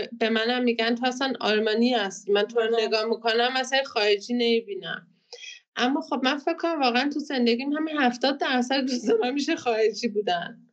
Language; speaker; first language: Persian; early bilingual, heritage; Persian